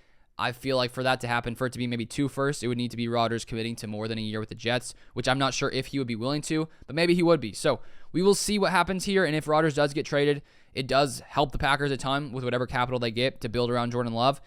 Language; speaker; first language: English; native; English